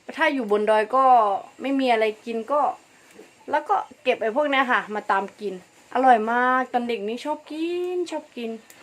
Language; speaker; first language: Thai; non-native, local second language; Karen languages